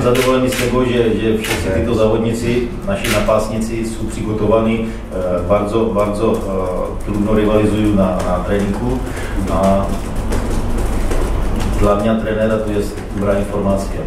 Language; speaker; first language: Polish; non-native, learner; Czech